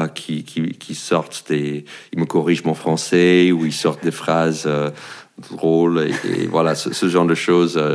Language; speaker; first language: French; non-native, fluent; English